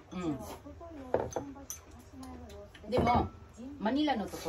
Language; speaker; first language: Japanese; non-native, learner; Filipino